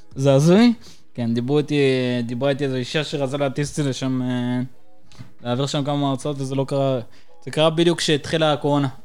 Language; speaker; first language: Hebrew; early bilingual, other home language; Russian